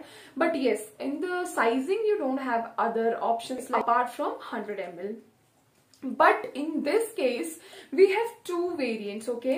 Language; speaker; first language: English; non-native, local second language; Hindi